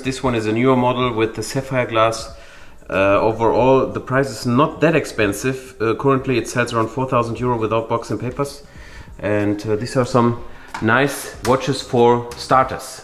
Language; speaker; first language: English; non-native, fluent; German